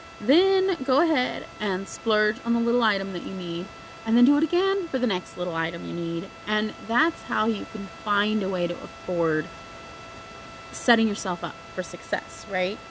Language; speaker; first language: English; native; English